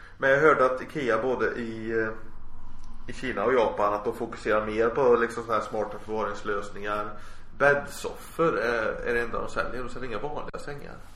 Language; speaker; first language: Swedish; native; Swedish